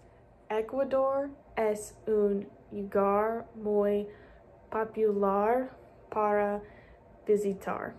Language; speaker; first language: Spanish; non-native, learner; English